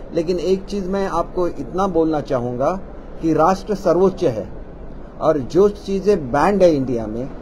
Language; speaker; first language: Hindi; non-native, local second language; Marathi